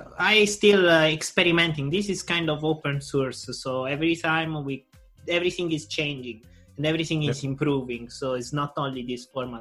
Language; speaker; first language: English; non-native, learner; Italian